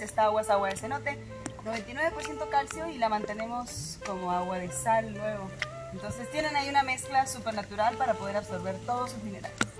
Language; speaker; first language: Spanish; native; Spanish